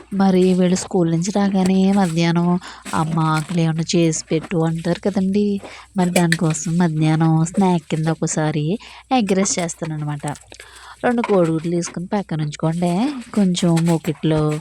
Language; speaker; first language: Telugu; native; Telugu